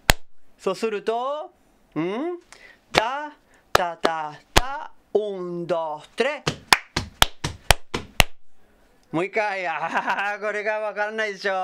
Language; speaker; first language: Japanese; non-native, fluent; Spanish